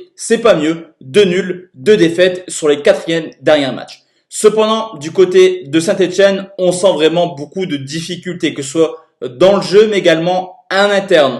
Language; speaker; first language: French; native; French